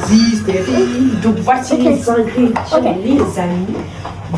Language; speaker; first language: French; native; French